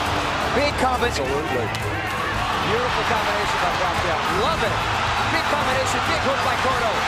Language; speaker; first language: English; native; English